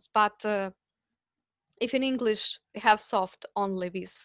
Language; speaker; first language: English; non-native, fluent; Ukrainian